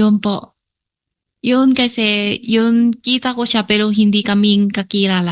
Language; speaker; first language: Filipino; non-native, learner; Chinese